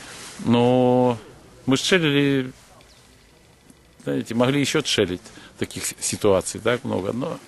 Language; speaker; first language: Polish; non-native, learner; Ukrainian